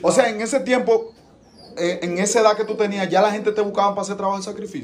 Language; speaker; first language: Spanish; native; Spanish